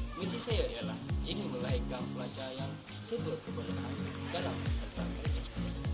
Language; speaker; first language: Malay; native; Malay